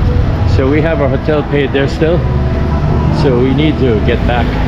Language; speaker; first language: English; native; English